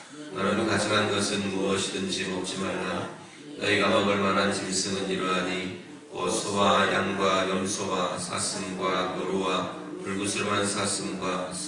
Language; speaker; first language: Korean; native; Korean